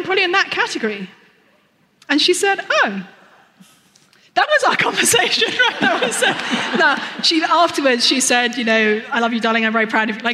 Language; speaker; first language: English; native; English